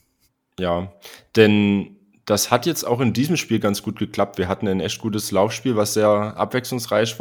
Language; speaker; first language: German; native; German